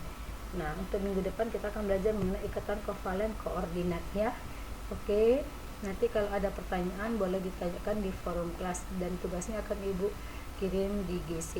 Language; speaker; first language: Indonesian; native; Indonesian